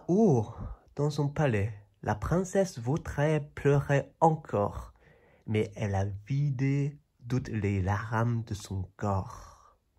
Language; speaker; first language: French; non-native, fluent; Chinese